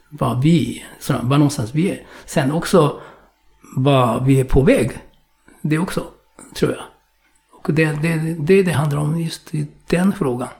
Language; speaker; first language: Swedish; non-native, fluent; Japanese